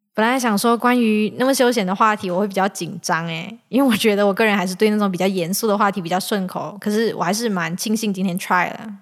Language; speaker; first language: Chinese; native; Chinese